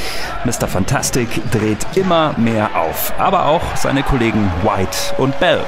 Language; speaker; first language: German; native; German